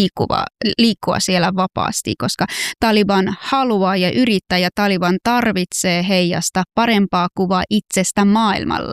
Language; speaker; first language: Finnish; non-native, fluent; Persian